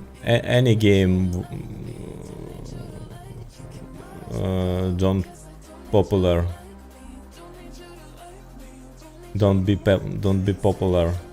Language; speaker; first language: English; non-native, learner; Ukrainian